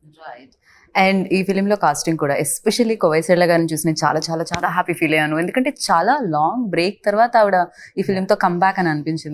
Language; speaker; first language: Telugu; native; Telugu